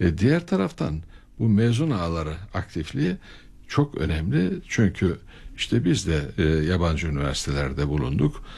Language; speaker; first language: Turkish; native; Turkish